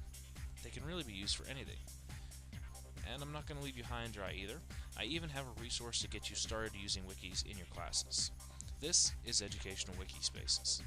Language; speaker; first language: English; native; English